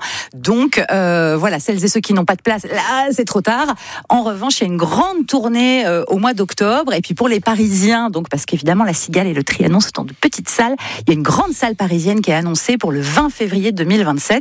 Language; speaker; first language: French; native; French